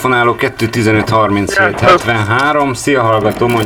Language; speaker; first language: Hungarian; native; Hungarian